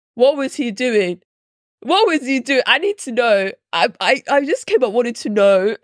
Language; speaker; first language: English; native; English